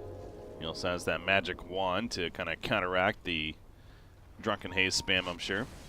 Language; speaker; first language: English; native; English